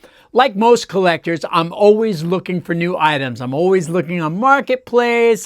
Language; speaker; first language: English; native; English